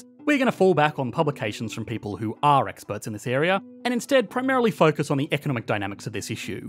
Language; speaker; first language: English; native; English